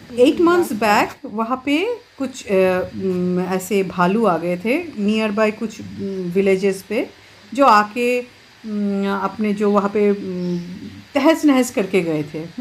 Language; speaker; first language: Hindi; non-native, local second language; Bangla